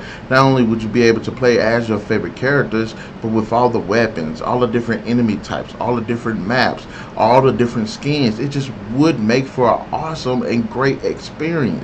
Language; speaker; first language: English; native; English